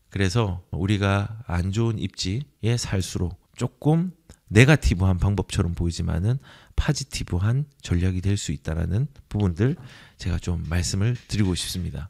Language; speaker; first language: Korean; native; Korean